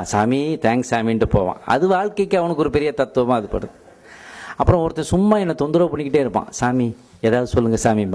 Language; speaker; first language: Tamil; native; Tamil